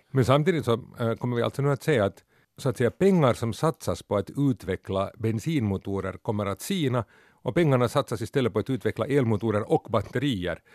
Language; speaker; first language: Swedish; native; Swedish